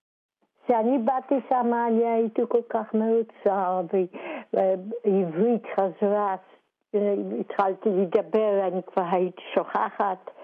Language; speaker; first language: Hebrew; non-native, fluent; Polish